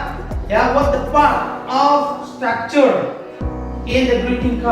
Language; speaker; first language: English; non-native, learner; Indonesian